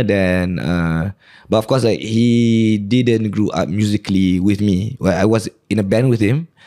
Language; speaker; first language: English; non-native, local second language; Malay